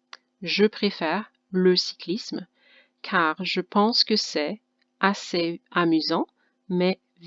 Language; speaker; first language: French; non-native, fluent; English